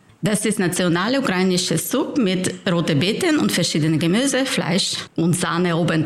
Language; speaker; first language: German; non-native, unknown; Ukrainian